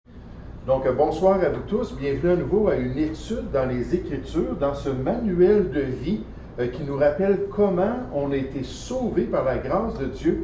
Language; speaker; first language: French; native; French